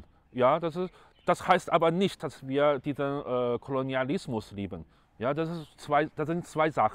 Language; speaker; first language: German; non-native, fluent; Chinese